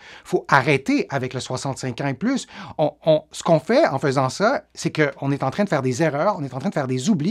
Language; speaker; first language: French; native; French